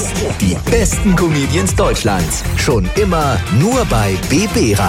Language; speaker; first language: German; native; German